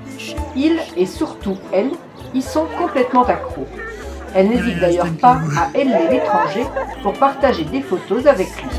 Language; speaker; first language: French; native; French